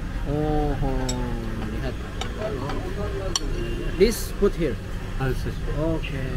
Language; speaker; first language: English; non-native, learner; Indonesian